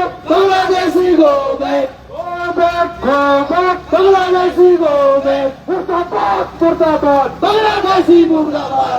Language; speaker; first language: Hindi; non-native, local second language; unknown